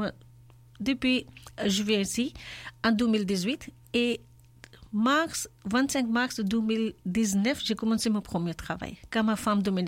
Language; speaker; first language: French; non-native, learner; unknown